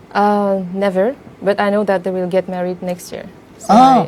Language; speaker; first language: English; non-native, fluent; French